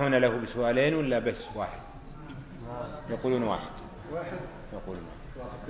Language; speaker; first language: Arabic; native; Arabic